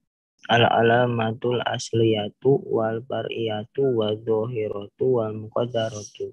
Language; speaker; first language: Arabic; non-native, learner; Indonesian